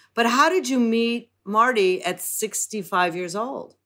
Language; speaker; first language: English; native; English